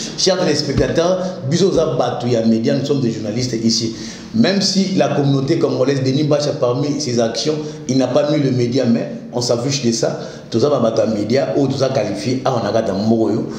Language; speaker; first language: French; non-native, local second language; Lingala